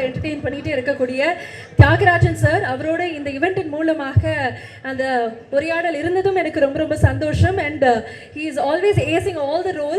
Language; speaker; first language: Tamil; native; Tamil